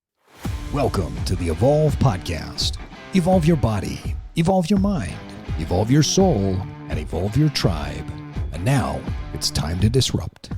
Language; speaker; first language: English; native; English